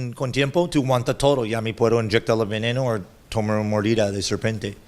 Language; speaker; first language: Spanish; non-native, learner; English